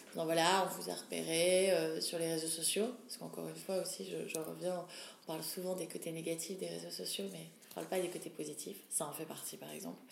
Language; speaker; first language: French; native; French